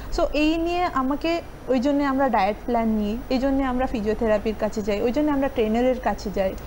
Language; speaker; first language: Bangla; non-native, local second language; Hindi